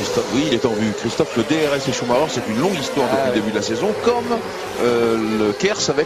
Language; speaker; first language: French; native; French